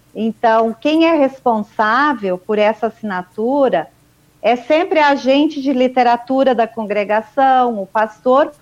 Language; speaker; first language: Portuguese; native; Portuguese